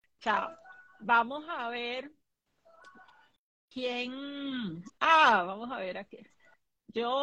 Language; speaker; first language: Spanish; native; Spanish